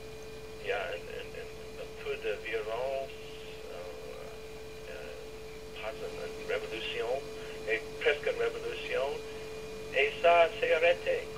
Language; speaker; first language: French; non-native, learner; English